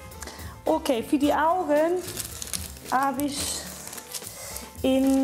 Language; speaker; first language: German; non-native, fluent; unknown